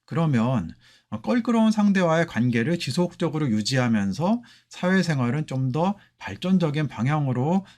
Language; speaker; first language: Korean; native; Korean